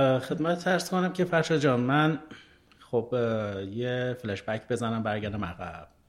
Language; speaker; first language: Persian; native; Persian